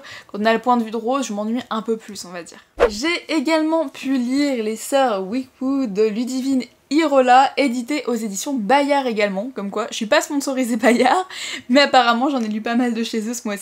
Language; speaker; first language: French; native; French